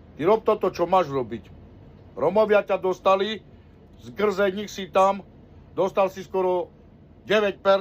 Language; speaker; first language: Slovak; non-native, local second language; Romany